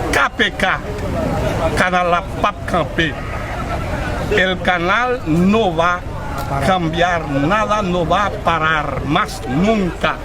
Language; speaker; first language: Spanish; non-native, fluent; Haitian Creole